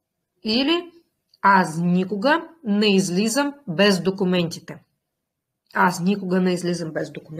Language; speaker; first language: Bulgarian; non-native, fluent; Russian